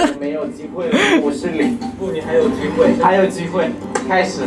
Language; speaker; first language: Chinese; non-native, learner; Thai